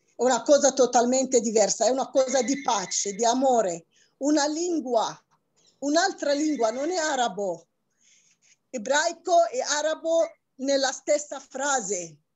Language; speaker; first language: Italian; non-native, fluent; Arabic